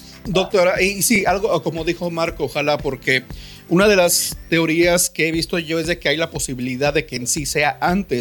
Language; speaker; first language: Spanish; native; Spanish